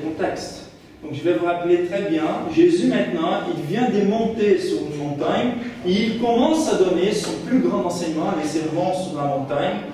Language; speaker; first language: French; non-native, fluent; Portuguese